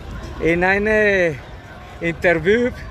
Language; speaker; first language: German; non-native, fluent; Spanish